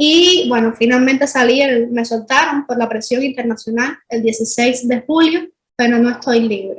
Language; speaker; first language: Spanish; native; Spanish